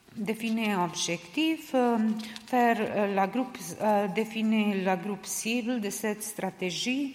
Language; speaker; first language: French; non-native, learner; Serbian